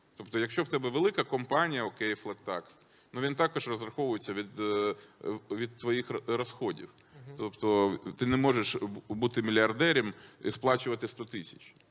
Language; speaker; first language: Ukrainian; non-native, local second language; Russian